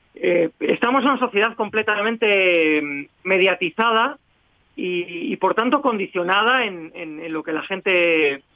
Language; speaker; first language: Spanish; native; Spanish